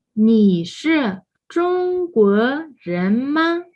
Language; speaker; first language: Chinese; non-native, fluent; Mongolian